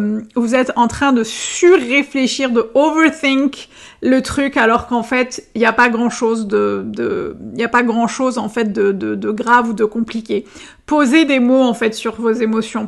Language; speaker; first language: French; native; French